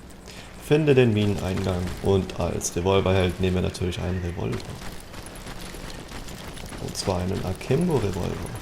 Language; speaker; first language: German; native; German